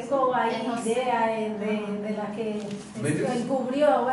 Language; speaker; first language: Spanish; native; Spanish